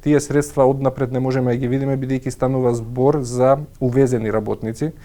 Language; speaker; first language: Macedonian; native; Macedonian